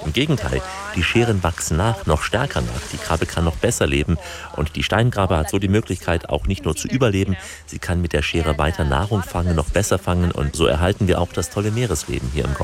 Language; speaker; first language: German; native; German